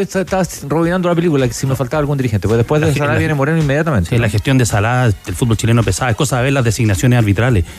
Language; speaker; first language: Spanish; native; Spanish